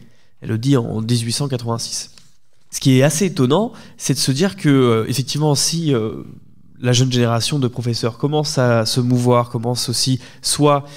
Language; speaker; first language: French; native; French